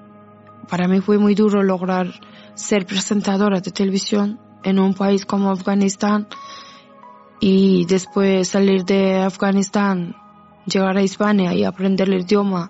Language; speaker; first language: Spanish; non-native, fluent; Persian